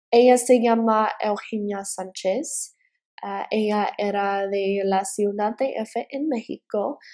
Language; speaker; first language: Spanish; early bilingual, heritage; Spanish